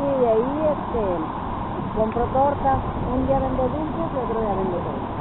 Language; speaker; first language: Spanish; native; Spanish